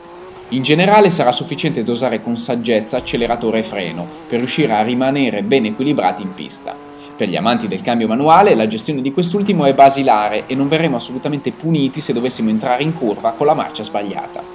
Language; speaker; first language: Italian; native; Italian